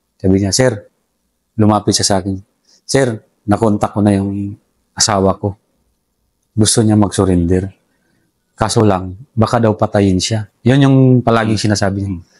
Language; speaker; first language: Filipino; non-native, local second language; Cebuano